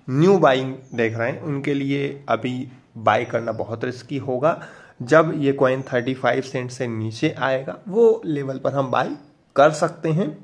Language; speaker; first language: Hindi; native; Hindi